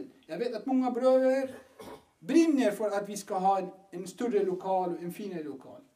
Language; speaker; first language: Swedish; non-native, fluent; Arabic